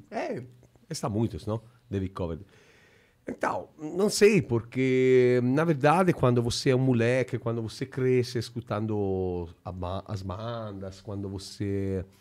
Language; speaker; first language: Portuguese; non-native, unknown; Italian